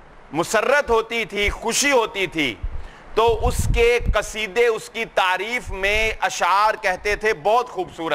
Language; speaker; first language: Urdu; non-native, local second language; Punjabi